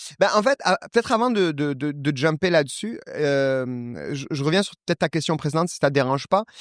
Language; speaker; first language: French; non-native, local second language; Arabic